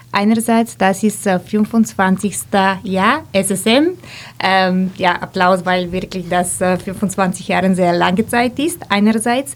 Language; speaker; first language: German; non-native, fluent; Bulgarian